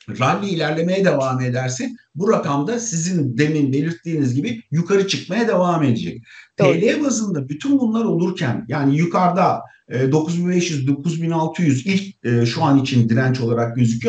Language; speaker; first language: Turkish; native; Turkish